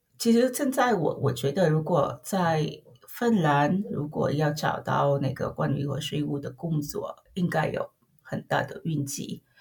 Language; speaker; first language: Chinese; non-native, fluent; Vietnamese